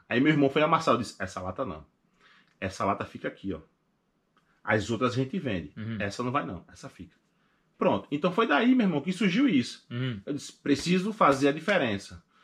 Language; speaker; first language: Portuguese; native; Portuguese